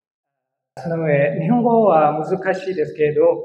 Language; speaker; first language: Japanese; non-native, learner; Burmese